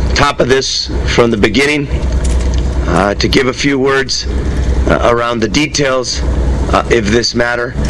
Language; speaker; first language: English; native; English